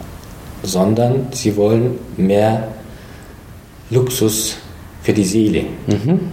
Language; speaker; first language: German; non-native, fluent; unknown